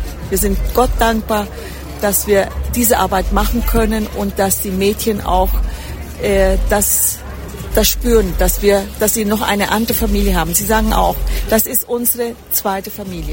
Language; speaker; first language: German; early bilingual, heritage; German